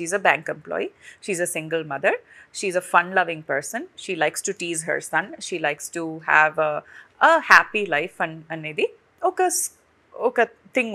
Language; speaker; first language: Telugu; non-native, fluent; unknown